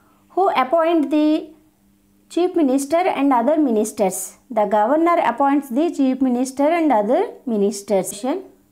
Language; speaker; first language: English; non-native, local second language; Telugu